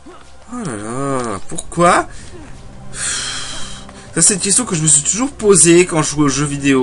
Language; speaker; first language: French; native; French